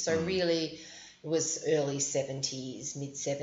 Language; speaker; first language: English; native; English